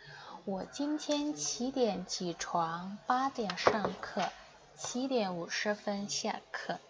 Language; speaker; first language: Chinese; non-native, fluent; Indonesian